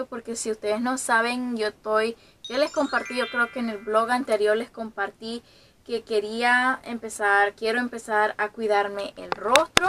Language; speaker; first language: Spanish; early bilingual, heritage; Spanish